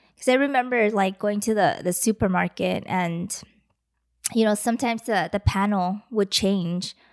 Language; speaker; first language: English; early bilingual, other home language; Vietnamese